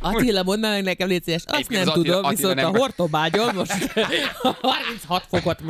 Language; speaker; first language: Hungarian; native; Hungarian